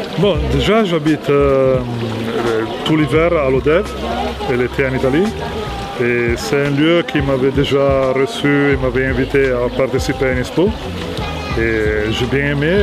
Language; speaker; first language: French; early bilingual, heritage; Italian